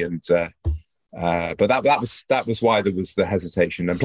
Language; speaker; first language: English; native; English